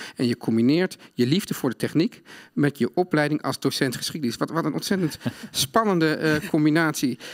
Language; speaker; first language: Dutch; native; Dutch